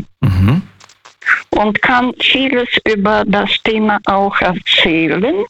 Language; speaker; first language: German; non-native, fluent; Russian